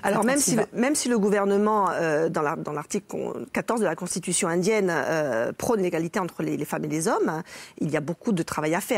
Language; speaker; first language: French; native; French